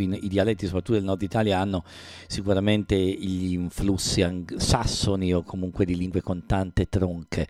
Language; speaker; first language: Italian; native; Italian